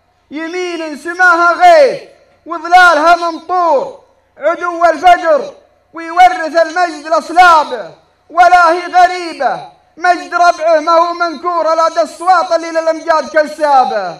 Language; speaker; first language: Arabic; native; Arabic